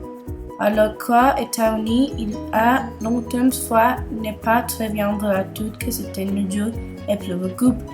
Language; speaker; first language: French; non-native, learner; Spanish